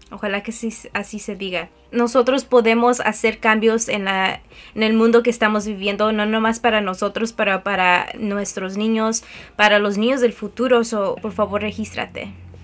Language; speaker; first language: Spanish; early bilingual, heritage; Spanish